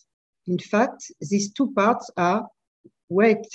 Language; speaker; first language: English; non-native, fluent; French